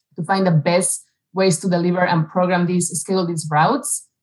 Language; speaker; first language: English; non-native, fluent; Spanish